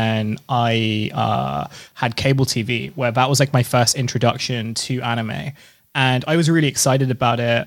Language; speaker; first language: English; native; English